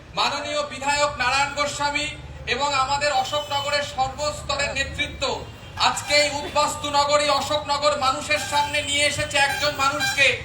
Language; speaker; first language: Bangla; native; Bangla